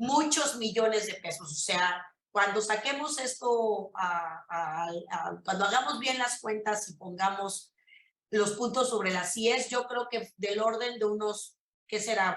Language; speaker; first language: Spanish; native; Spanish